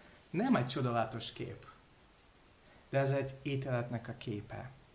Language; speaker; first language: Hungarian; non-native, fluent; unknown